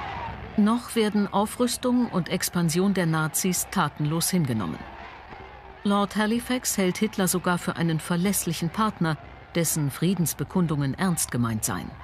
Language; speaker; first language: German; native; German